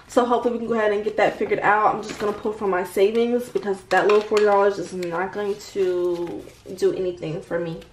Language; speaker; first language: English; native; English